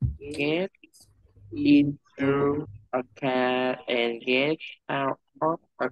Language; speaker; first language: English; non-native, learner; Vietnamese